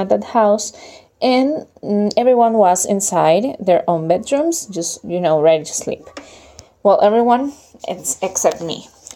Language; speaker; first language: English; non-native, fluent; Spanish